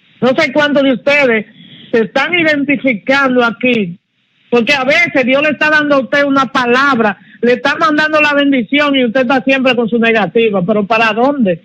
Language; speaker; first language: Spanish; native; Spanish